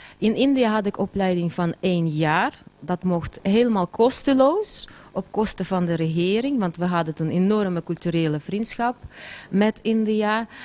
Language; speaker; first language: Dutch; non-native, fluent; Russian